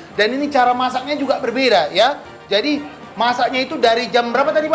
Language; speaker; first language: Indonesian; native; Indonesian